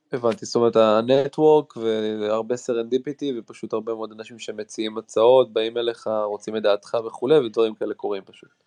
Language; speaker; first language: Hebrew; native; Hebrew